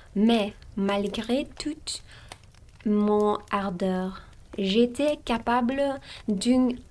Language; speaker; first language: French; non-native, learner; English